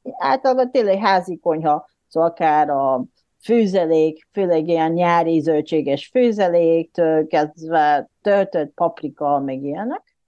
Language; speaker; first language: Hungarian; non-native, fluent; Japanese